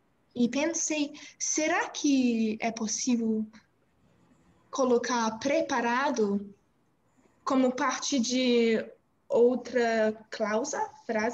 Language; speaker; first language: Portuguese; non-native, learner; English